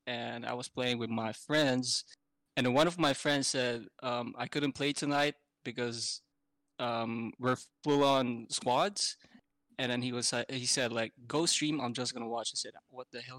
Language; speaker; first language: English; non-native, local second language; Filipino